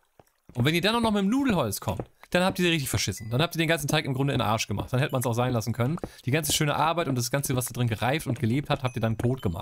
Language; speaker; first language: German; native; German